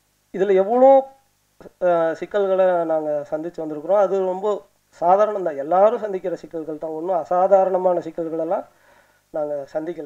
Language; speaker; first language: Tamil; native; Tamil